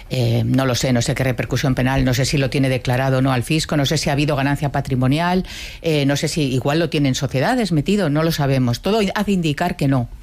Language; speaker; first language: Spanish; native; Spanish